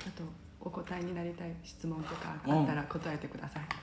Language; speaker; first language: Japanese; non-native, fluent; Chinese